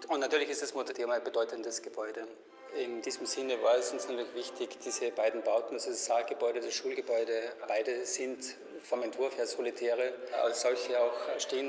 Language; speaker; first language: German; native; German